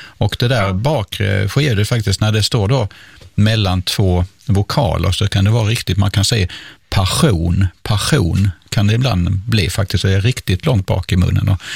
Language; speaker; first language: Swedish; native; Swedish